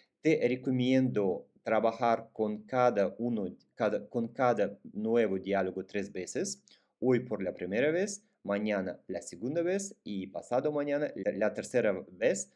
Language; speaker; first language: Spanish; non-native, fluent; Russian